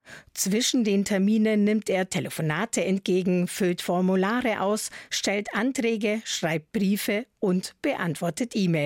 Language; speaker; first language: German; native; German